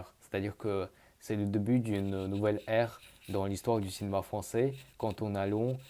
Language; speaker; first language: French; early bilingual, other home language; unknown